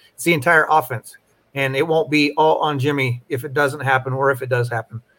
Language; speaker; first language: English; native; English